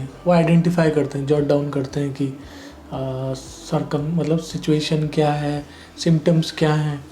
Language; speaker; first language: Hindi; native; Hindi